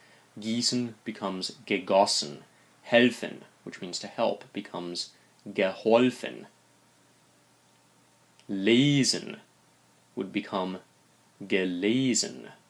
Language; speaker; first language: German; non-native, fluent; English